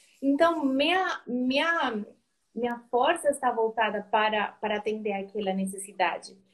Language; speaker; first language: Portuguese; non-native, fluent; Spanish